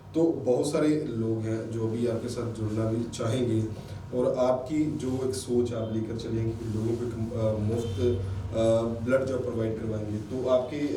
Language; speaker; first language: Hindi; non-native, local second language; Punjabi